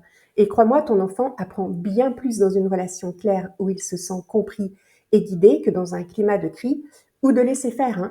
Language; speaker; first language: French; native; French